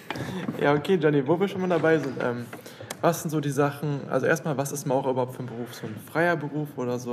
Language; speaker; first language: German; native; German